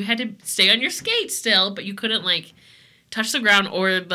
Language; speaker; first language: English; native; English